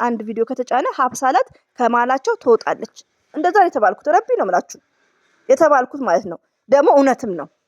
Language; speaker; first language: Amharic; native; Amharic